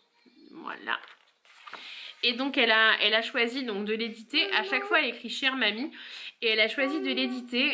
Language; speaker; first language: French; native; French